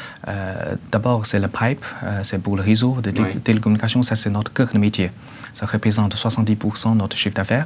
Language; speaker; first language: French; non-native, learner; Chinese